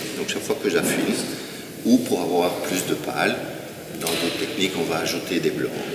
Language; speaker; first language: French; native; French